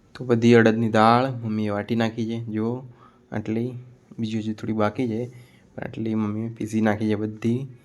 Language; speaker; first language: Gujarati; native; Gujarati